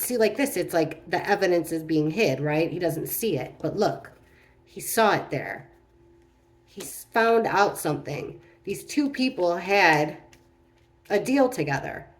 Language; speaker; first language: English; native; English